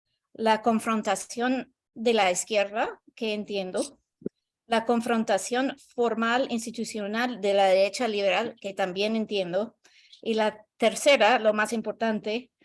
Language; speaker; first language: Spanish; non-native, learner; English